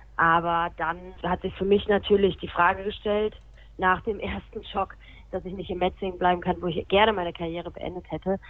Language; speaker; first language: German; native; German